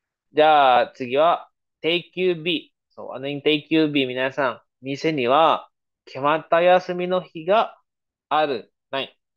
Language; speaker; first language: Japanese; non-native, fluent; Filipino